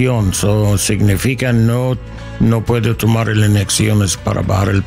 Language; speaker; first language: Spanish; non-native, learner; English